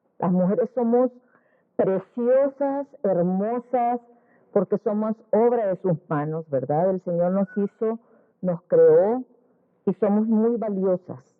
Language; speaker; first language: Spanish; native; Spanish